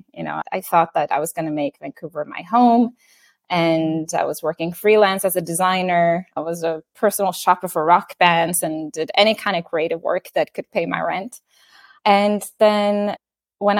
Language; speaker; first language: English; non-native, fluent; Norwegian